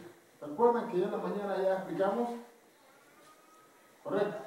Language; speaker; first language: Spanish; non-native, fluent; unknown